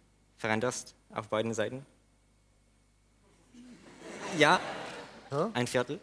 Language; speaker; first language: German; non-native, local second language; French